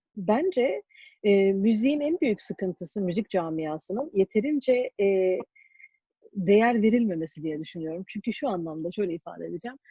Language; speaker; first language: Turkish; early bilingual, heritage; Turkish